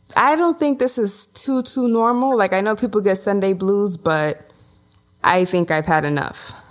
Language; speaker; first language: English; native; English